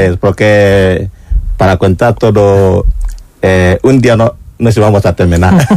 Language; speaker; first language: Spanish; non-native, learner; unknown